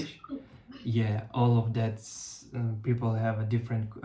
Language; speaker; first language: English; non-native, learner; Russian